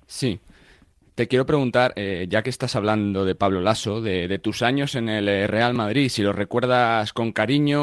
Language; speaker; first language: Spanish; native; Spanish